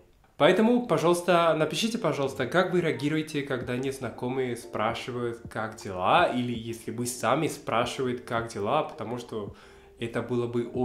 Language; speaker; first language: Russian; non-native, fluent; Spanish